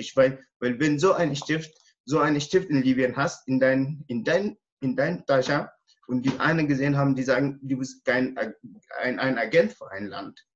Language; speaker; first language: German; non-native, learner; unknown